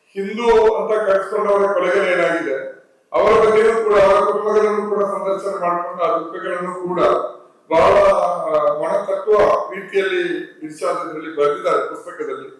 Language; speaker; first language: Kannada; non-native, local second language; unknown